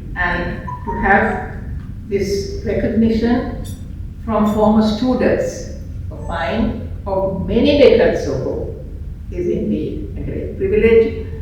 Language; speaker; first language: English; non-native, local second language; Sinhala